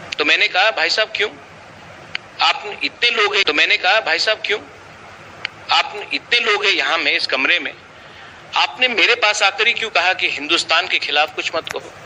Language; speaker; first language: Hindi; non-native, local second language; Kok Borok